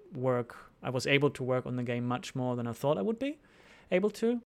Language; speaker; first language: English; non-native, fluent; German